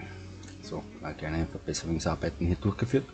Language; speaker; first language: German; native; German